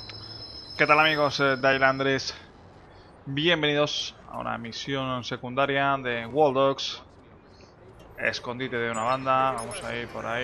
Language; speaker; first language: Spanish; native; Spanish